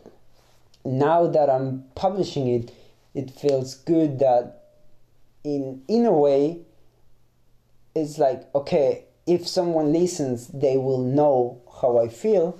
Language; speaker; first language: English; non-native, fluent; Spanish